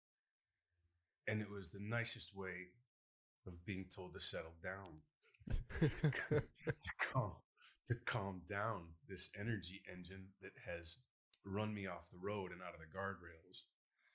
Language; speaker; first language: English; native; English